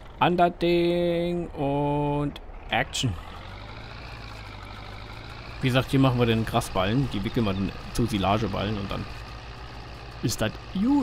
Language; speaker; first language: German; native; German